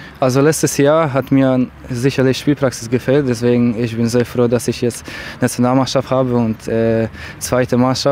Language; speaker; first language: German; non-native, fluent; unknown